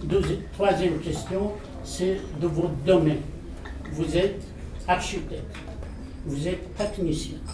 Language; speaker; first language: French; non-native, fluent; Arabic